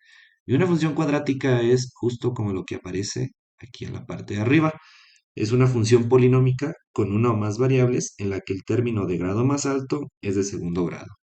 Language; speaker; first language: Spanish; native; Spanish